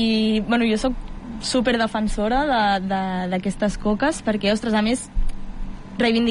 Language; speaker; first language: Catalan; native; Catalan